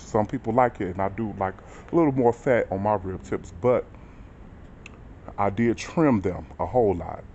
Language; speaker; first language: English; native; English